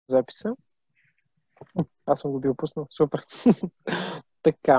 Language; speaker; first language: Bulgarian; native; Bulgarian